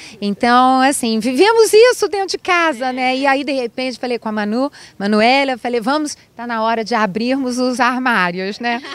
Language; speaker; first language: Portuguese; native; Portuguese